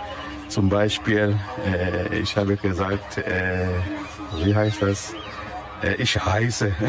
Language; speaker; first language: German; non-native, learner; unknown